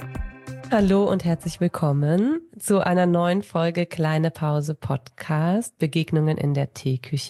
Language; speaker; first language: German; native; German